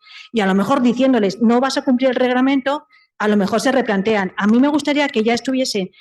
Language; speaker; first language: Spanish; native; Spanish